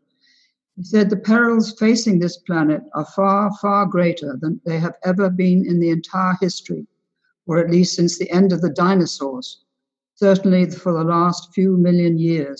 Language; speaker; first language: English; native; English